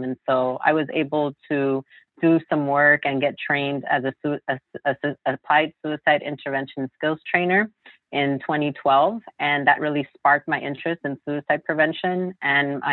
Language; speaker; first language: English; native; English